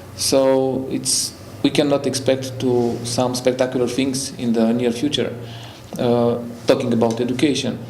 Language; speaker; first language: English; non-native, fluent; Romanian